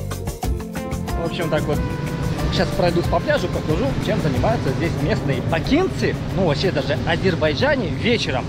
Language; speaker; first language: Russian; native; Russian